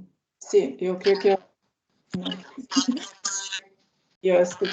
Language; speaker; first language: Spanish; non-native, learner; Lithuanian